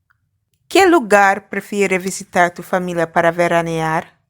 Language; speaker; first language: Spanish; non-native, fluent; English